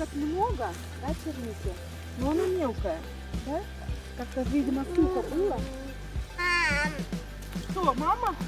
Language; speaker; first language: Russian; native; Russian